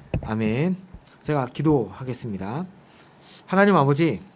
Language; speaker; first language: Korean; native; Korean